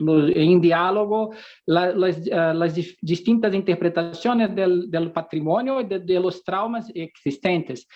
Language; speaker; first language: Spanish; non-native, fluent; Portuguese